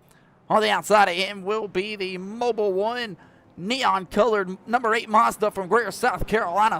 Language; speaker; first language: English; native; English